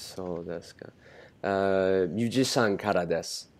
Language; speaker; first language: Japanese; non-native, learner; English